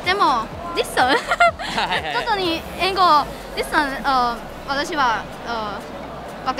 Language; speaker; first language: Japanese; non-native, learner; Cantonese